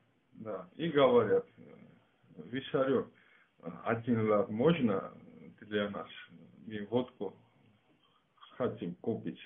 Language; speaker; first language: Russian; non-native, fluent; Georgian